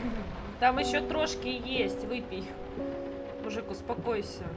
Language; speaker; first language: Russian; native; Russian